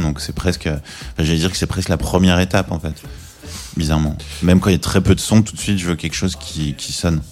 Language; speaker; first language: French; native; French